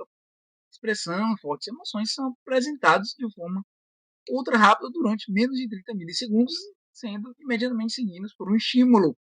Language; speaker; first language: Portuguese; native; Portuguese